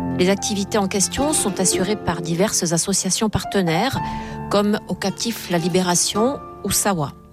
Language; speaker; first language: French; native; French